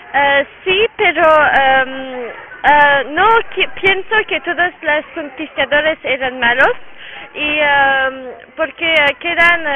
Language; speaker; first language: Spanish; non-native, learner; French